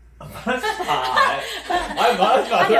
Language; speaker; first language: Japanese; non-native, learner; Korean